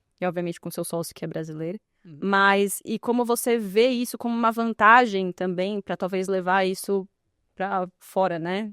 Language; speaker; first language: Portuguese; native; Portuguese